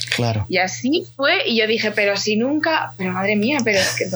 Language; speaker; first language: Spanish; early bilingual, other home language; Ukrainian